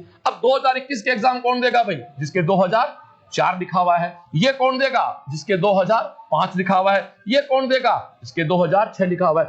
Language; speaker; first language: Hindi; native; Hindi